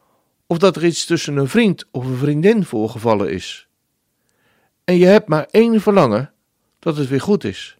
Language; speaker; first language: Dutch; native; Dutch